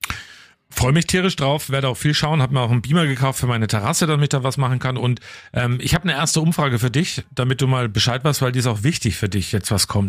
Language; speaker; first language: German; native; German